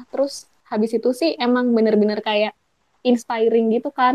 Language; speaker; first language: Indonesian; native; Indonesian